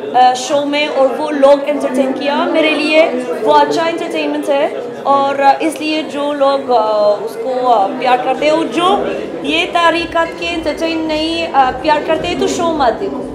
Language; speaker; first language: Hindi; non-native, learner; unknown